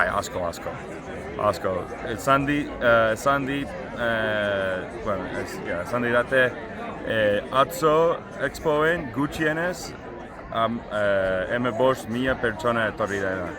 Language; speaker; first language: Basque; non-native, learner; English